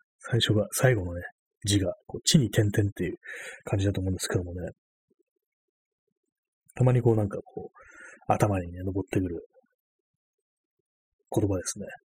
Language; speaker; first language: Japanese; native; Japanese